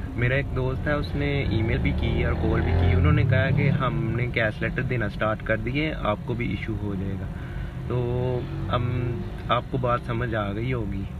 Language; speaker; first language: Urdu; native; Urdu